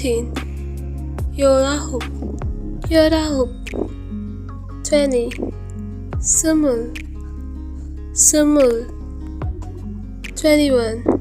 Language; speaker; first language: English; non-native, local second language; Hindi